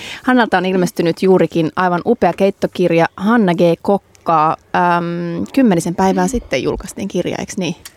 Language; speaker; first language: Finnish; non-native, fluent; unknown